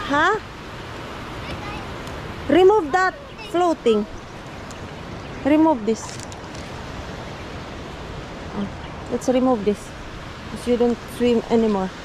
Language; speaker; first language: English; non-native, local second language; Filipino